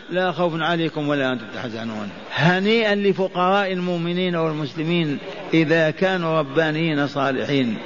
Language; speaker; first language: Arabic; native; Arabic